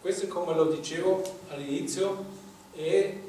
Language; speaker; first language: Italian; non-native, fluent; German